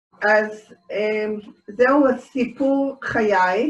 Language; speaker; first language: Hebrew; early bilingual, other home language; Dutch